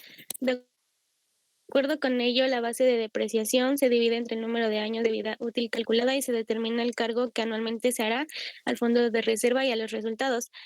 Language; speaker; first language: Spanish; native; Spanish